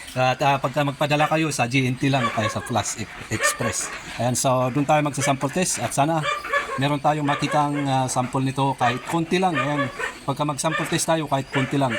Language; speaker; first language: Filipino; non-native, local second language; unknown